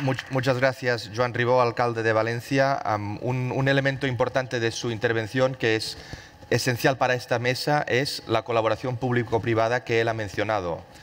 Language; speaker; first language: Spanish; native; Spanish